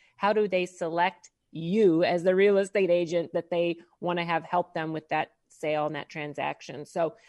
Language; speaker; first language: English; native; English